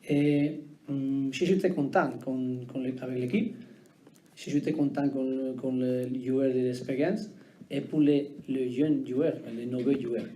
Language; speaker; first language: French; non-native, learner; Spanish